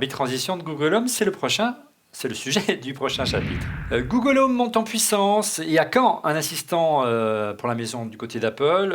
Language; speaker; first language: French; native; French